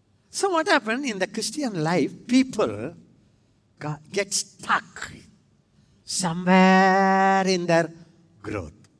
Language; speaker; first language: English; non-native, local second language; Tamil